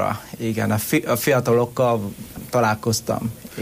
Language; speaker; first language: Hungarian; non-native, learner; Vietnamese